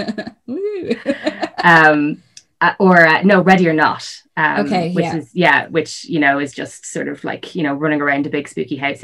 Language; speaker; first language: English; native; English